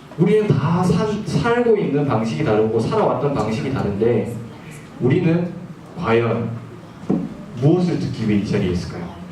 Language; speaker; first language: Korean; non-native, fluent; Japanese